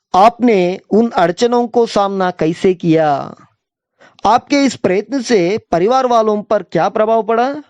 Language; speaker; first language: Hindi; non-native, local second language; Telugu